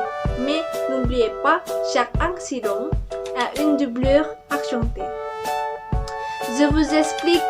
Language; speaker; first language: French; non-native, learner; Indonesian